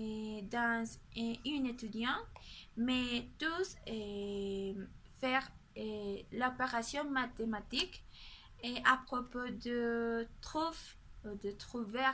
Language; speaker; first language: French; non-native, learner; Spanish